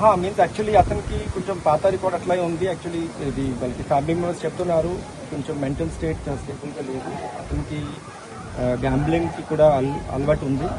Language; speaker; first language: Telugu; non-native, learner; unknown